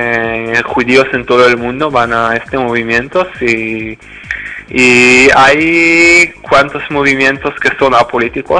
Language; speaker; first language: Spanish; non-native, fluent; Hebrew